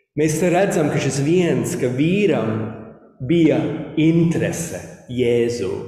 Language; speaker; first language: Latvian; early bilingual, heritage; Latvian